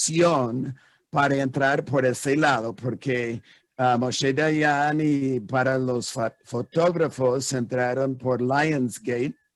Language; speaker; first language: Spanish; non-native, fluent; English